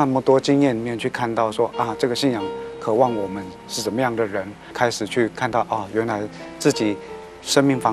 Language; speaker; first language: Chinese; native; Chinese